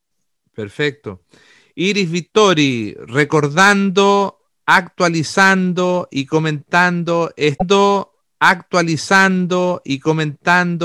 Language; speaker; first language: Spanish; native; Spanish